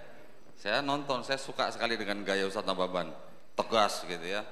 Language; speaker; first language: Indonesian; native; Indonesian